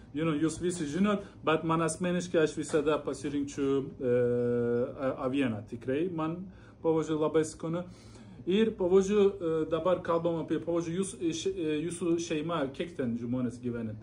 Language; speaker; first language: Lithuanian; non-native, learner; Turkish